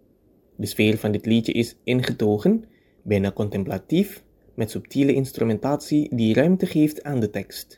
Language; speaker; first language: Dutch; non-native, fluent; Indonesian